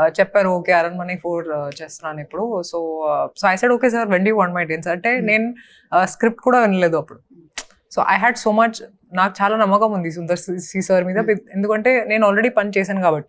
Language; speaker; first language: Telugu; non-native, fluent; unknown